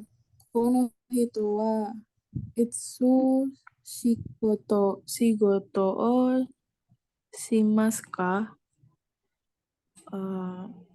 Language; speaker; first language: Japanese; non-native, learner; Indonesian